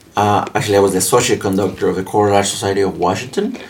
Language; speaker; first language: English; non-native, fluent; Spanish